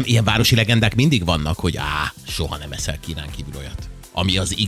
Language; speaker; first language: Hungarian; native; Hungarian